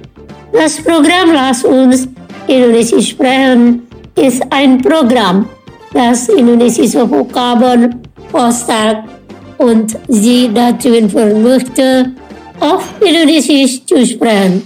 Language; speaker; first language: German; non-native, fluent; Indonesian